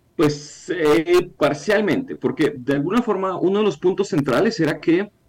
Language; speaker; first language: Spanish; non-native, fluent; Ukrainian